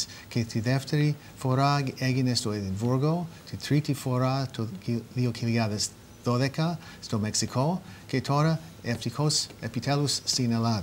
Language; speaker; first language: Greek; non-native, fluent; English